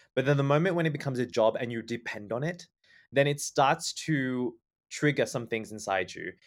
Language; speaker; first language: English; native; English